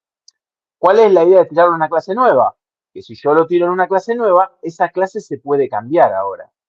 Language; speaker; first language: Spanish; native; Spanish